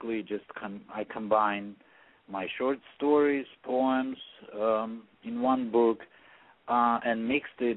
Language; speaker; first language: English; non-native, fluent; Russian